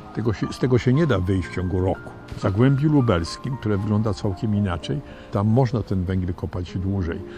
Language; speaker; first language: Polish; native; Polish